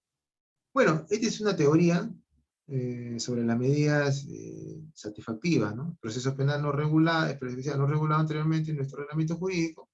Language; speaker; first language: Spanish; native; Spanish